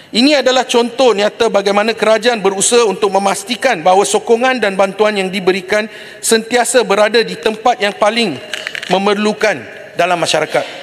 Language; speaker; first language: Malay; non-native, local second language; Tamil